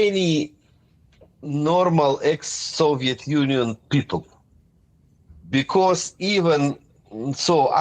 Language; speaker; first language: English; non-native, fluent; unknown